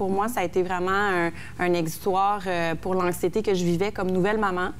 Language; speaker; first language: French; native; French